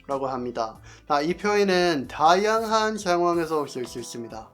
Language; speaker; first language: Korean; non-native, fluent; English